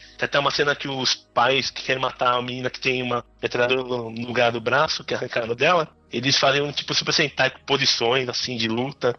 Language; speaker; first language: Portuguese; native; Portuguese